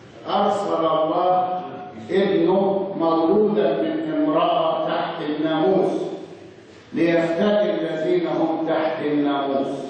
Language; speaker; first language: Arabic; native; Arabic